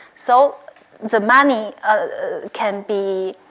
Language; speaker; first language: English; non-native, learner; Chinese